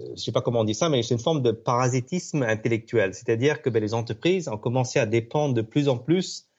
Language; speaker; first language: French; non-native, fluent; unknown